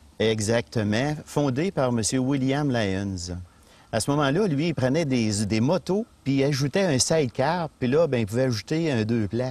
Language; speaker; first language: French; native; French